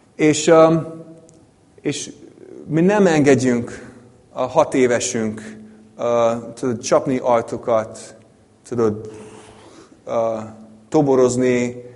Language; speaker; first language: Hungarian; non-native, fluent; English